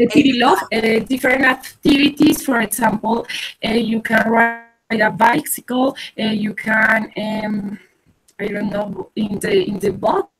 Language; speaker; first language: English; non-native, learner; Spanish